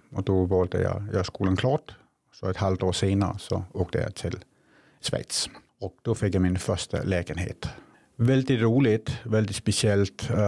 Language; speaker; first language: Swedish; non-native, fluent; Danish